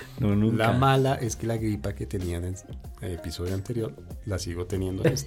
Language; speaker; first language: Spanish; native; Spanish